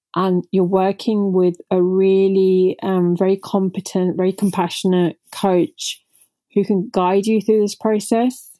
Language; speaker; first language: English; non-native, local second language; Punjabi